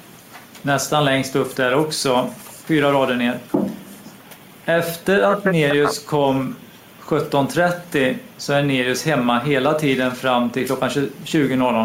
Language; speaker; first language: Swedish; native; Swedish